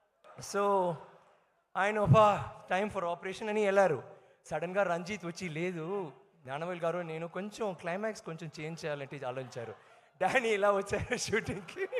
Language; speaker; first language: Telugu; non-native, learner; Tamil